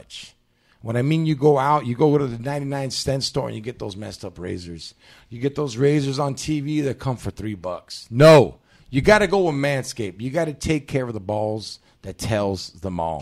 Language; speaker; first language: English; native; English